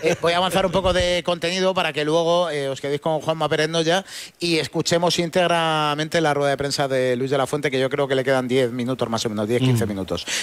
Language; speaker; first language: Spanish; native; Spanish